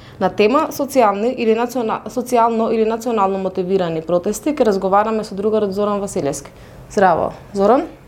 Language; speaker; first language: Macedonian; non-native, local second language; Albanian